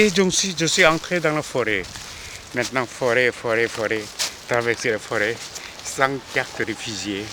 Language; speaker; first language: French; non-native, fluent; Korean